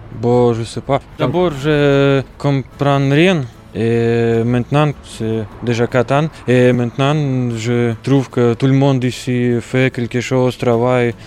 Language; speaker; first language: French; non-native, fluent; Latvian